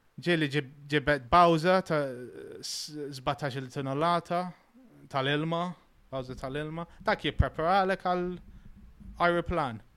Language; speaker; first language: Maltese; early bilingual, heritage; Maltese